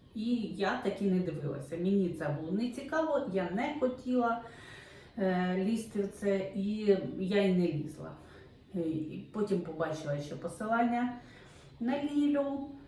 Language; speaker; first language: Ukrainian; non-native, local second language; Russian